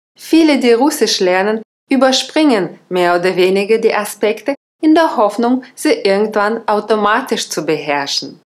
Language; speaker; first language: German; non-native, fluent; Russian